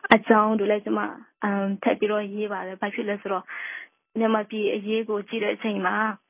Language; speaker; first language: Burmese; non-native, local second language; S'gaw Karen